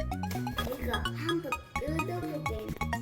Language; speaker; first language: Korean; native; Korean